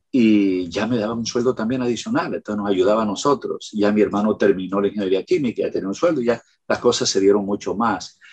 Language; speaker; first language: Spanish; native; Spanish